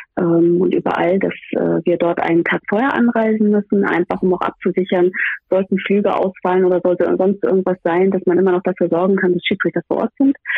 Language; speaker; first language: German; native; German